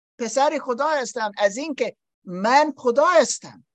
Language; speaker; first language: Persian; non-native, learner; English